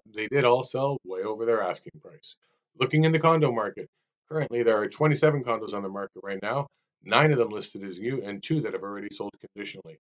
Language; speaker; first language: English; native; English